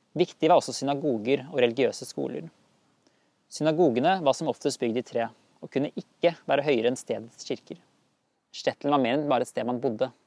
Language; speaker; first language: Norwegian; native; Norwegian